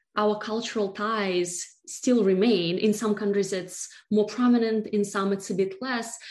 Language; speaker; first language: English; non-native, fluent; Russian